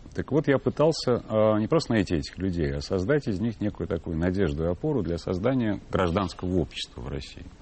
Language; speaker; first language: Russian; native; Russian